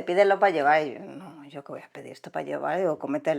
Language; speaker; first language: Spanish; native; Spanish